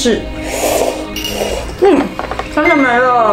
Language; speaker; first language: Chinese; native; Chinese